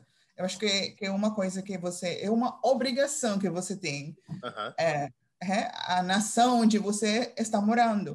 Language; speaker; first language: Portuguese; non-native, fluent; Dutch